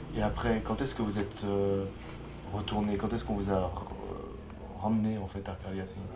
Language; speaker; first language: French; native; French